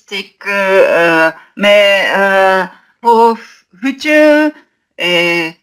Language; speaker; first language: French; non-native, learner; Japanese